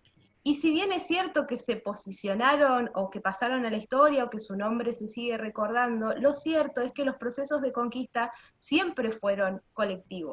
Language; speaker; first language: Spanish; native; Spanish